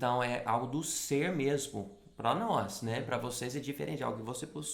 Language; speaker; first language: Portuguese; non-native, fluent; English